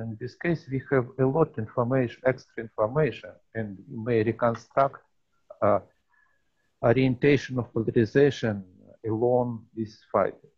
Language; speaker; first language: English; non-native, learner; Russian